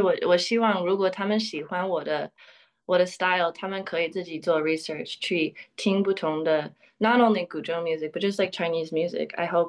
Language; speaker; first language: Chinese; early bilingual, other home language; English